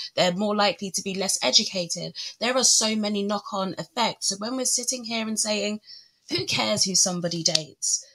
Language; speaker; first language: English; early bilingual, other home language; Yoruba